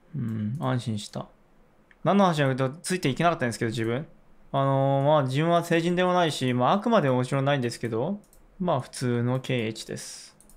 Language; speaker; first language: Japanese; non-native, fluent; Korean